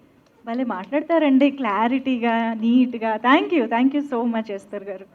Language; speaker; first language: Telugu; native; Telugu